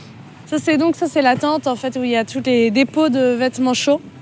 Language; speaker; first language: French; native; French